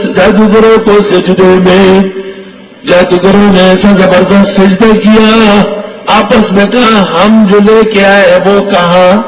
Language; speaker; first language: Urdu; non-native, local second language; Pashto